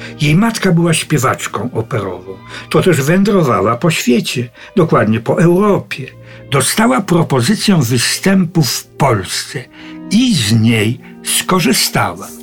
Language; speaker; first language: Polish; native; Polish